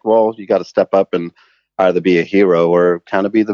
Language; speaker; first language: English; native; English